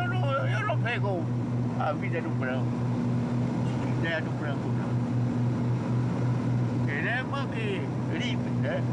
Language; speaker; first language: Portuguese; non-native, local second language; Kayapó